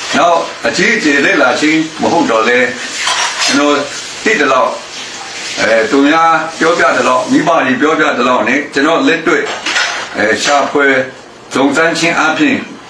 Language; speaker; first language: Burmese; non-native, local second language; Kachin